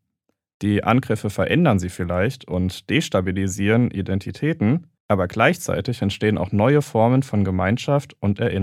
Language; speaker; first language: German; native; German